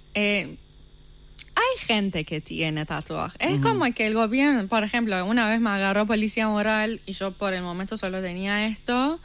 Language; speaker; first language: Spanish; non-native, fluent; Persian